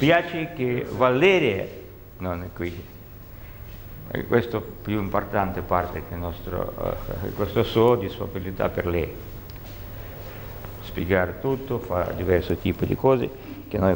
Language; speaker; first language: Italian; non-native, learner; Russian